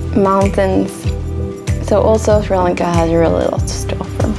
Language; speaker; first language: English; non-native, fluent; Swedish